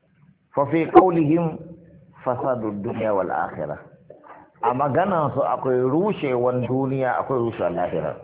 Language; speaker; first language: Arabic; non-native, fluent; Hausa